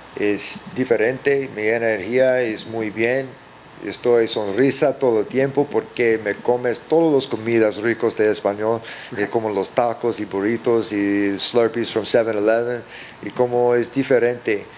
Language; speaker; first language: Spanish; early bilingual, heritage; English